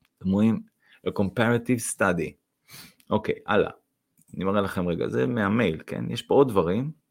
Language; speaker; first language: Hebrew; non-native, fluent; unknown